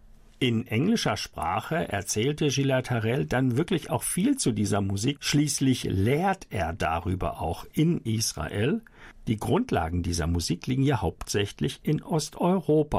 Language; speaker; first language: German; native; German